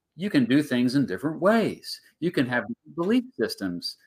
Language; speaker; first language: English; native; English